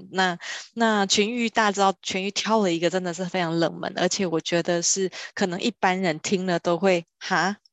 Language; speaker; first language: Chinese; native; Chinese